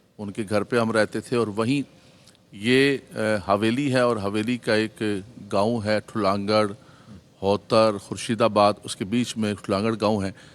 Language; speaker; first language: Urdu; non-native, local second language; Punjabi